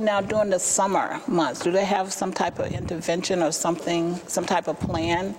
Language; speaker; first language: English; non-native, fluent; Chinese